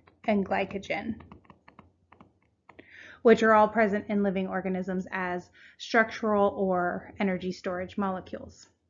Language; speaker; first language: English; native; English